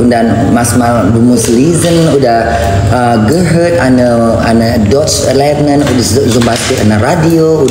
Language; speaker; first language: German; non-native, learner; Indonesian